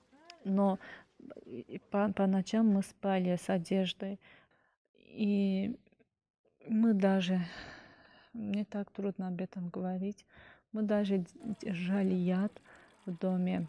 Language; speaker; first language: Russian; non-native, fluent; Azerbaijani